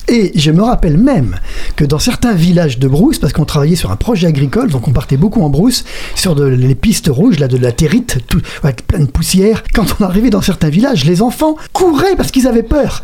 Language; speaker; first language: French; native; French